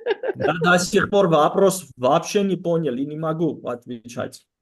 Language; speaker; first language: Russian; non-native, learner; Armenian